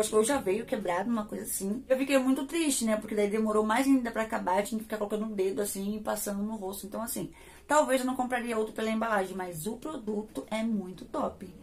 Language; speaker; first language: Portuguese; native; Portuguese